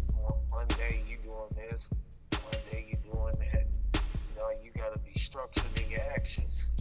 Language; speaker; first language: English; native; English